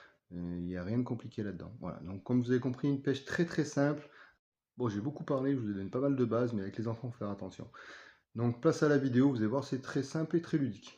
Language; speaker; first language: French; native; French